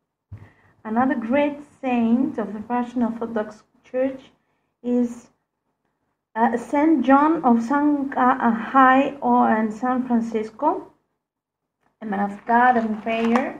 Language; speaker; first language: English; non-native, fluent; Greek